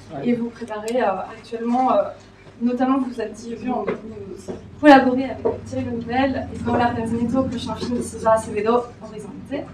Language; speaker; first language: French; native; French